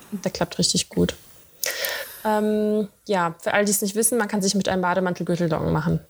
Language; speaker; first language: German; early bilingual, other home language; Russian